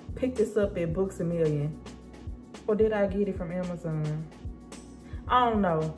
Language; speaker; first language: English; native; English